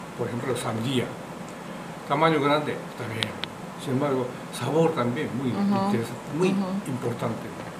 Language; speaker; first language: Spanish; non-native, learner; Japanese